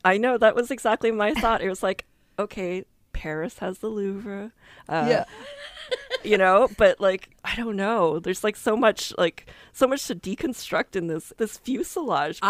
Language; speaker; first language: English; native; English